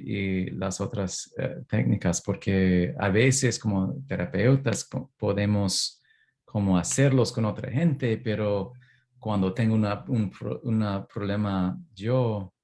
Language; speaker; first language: Spanish; non-native, fluent; English